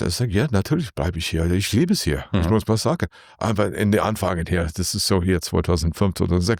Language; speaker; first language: German; non-native, learner; English